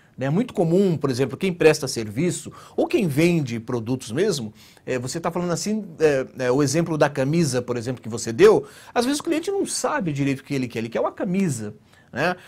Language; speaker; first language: Portuguese; native; Portuguese